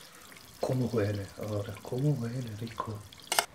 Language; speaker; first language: Spanish; non-native, learner; Turkish